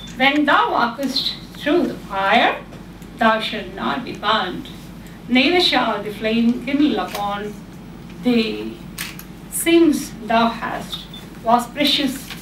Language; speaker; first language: English; non-native, local second language; Telugu